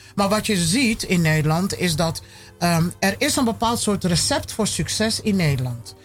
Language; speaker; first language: Dutch; early bilingual, other home language; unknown